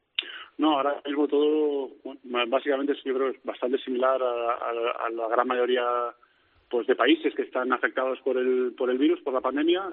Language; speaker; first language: Spanish; native; Spanish